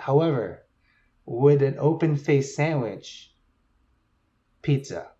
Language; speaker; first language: English; native; English